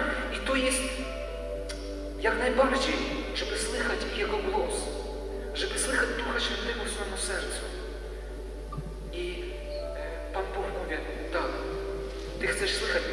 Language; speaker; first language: Polish; non-native, learner; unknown